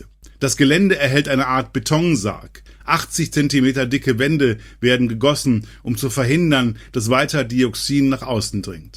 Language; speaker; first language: German; native; German